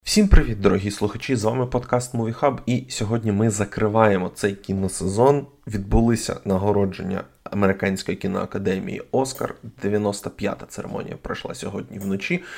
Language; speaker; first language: Ukrainian; non-native, local second language; Russian